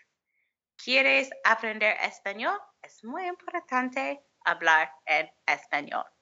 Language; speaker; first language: Spanish; non-native, learner; English